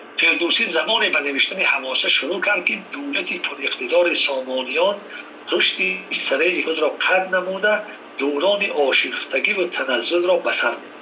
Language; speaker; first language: Persian; native; Persian